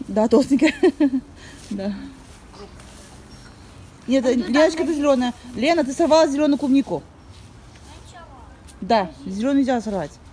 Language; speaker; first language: Russian; native; Russian